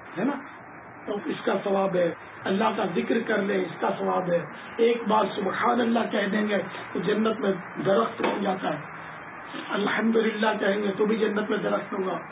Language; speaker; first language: Urdu; native; Urdu